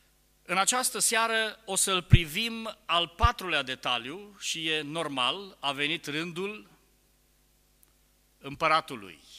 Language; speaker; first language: Romanian; native; Romanian